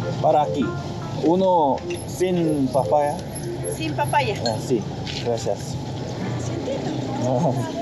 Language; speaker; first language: Spanish; non-native, learner; Korean